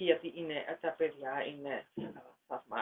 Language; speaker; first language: Greek; non-native, learner; German